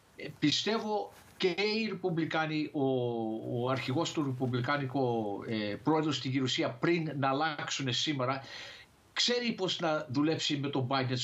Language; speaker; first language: Greek; early bilingual, heritage; Greek